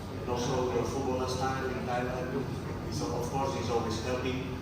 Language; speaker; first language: English; non-native, fluent; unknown